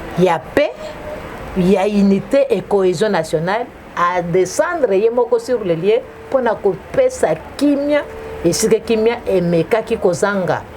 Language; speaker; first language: Lingala; non-native, local second language; Luba-Lulua